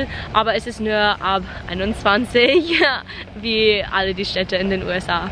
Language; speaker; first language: German; non-native, learner; English